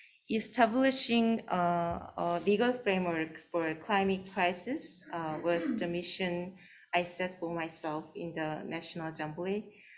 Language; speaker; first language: English; non-native, fluent; Korean